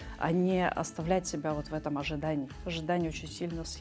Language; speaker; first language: Russian; native; Russian